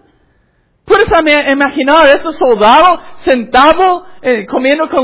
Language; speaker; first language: Spanish; non-native, learner; English